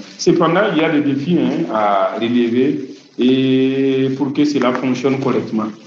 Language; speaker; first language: French; non-native, local second language; Mossi